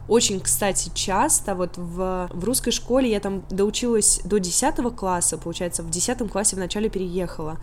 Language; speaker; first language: Russian; native; Russian